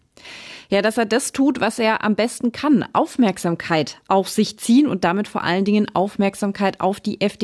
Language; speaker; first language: German; native; German